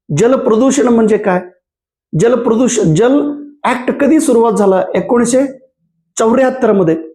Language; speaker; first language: Marathi; non-native, local second language; Kannada